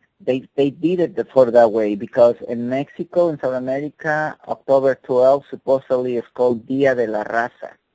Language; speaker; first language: English; non-native, fluent; Spanish